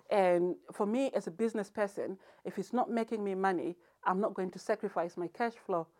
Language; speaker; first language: English; non-native, local second language; Shona